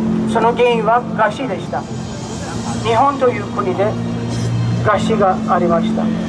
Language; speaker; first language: Japanese; non-native, fluent; Persian